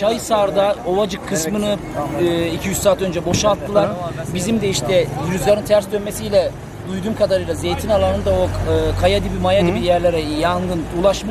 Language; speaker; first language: Turkish; native; Turkish